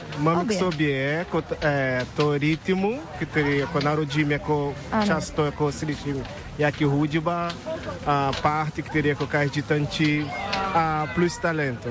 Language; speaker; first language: Czech; non-native, learner; Portuguese